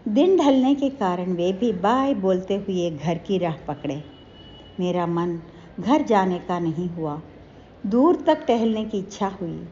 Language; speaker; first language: Hindi; non-native, local second language; Telugu